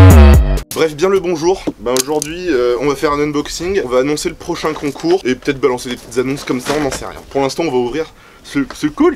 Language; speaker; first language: French; native; French